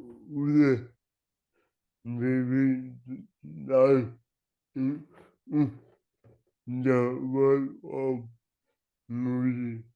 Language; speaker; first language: English; non-native, learner; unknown